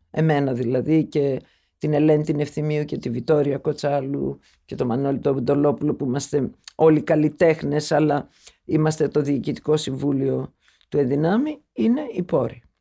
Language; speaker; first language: Greek; early bilingual, other home language; Turkish